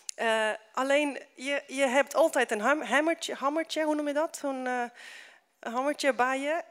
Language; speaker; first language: Dutch; non-native, fluent; Romanian